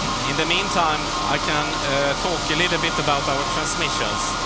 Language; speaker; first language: English; non-native, fluent; Swedish